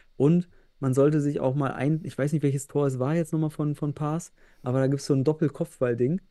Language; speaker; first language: German; native; German